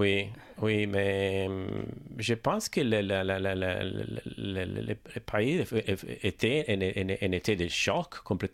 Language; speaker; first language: French; non-native, learner; Italian